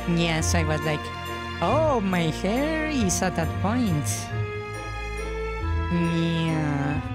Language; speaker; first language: English; non-native, fluent; Spanish